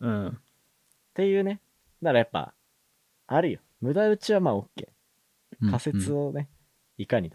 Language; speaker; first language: Japanese; native; Japanese